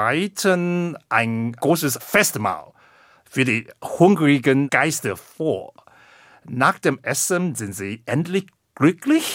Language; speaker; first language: German; non-native, fluent; Chinese